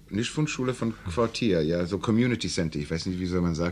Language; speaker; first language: German; non-native, learner; English